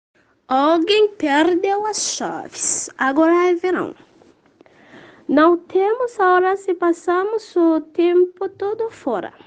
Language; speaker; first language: Portuguese; non-native, learner; Haitian Creole